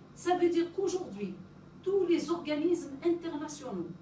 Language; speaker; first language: French; non-native, local second language; Arabic